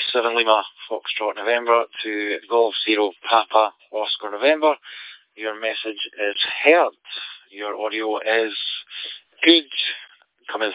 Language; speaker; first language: English; native; English